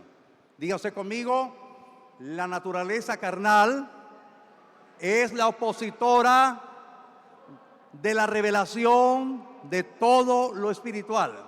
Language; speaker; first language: Spanish; native; Spanish